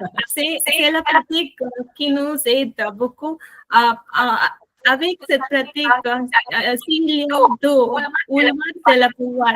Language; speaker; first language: French; non-native, learner; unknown